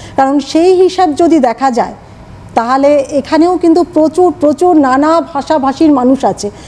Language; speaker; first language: Bangla; native; Bangla